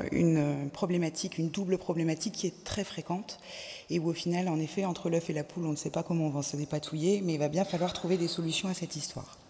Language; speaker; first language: French; native; French